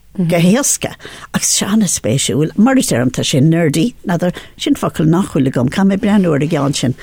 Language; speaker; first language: Irish; non-native, local second language; English